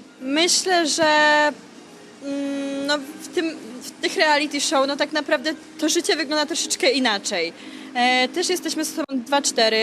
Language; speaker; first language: Polish; native; Polish